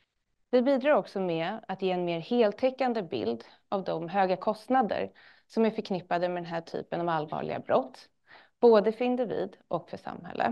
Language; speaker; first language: Swedish; native; Swedish